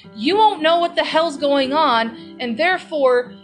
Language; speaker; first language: English; native; English